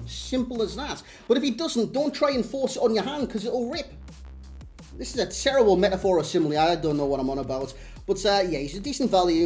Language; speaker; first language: English; native; English